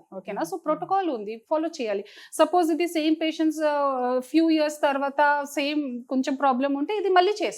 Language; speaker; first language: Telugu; non-native, fluent; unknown